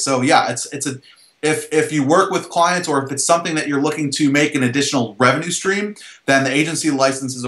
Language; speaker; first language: English; native; English